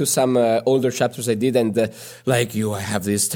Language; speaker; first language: English; non-native, fluent; Italian